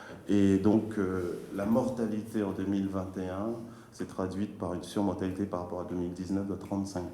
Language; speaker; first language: French; native; French